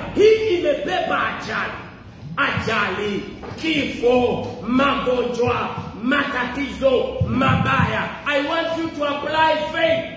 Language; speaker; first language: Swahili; non-native, local second language; Luyia